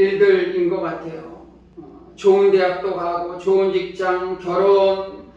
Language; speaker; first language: Korean; native; Korean